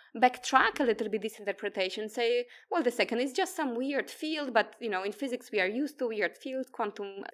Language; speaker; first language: English; non-native, fluent; Polish